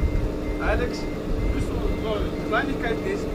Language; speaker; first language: German; non-native, learner; Mongolian